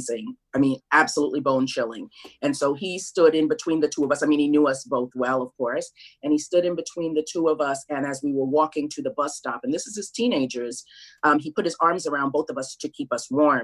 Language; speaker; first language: English; native; English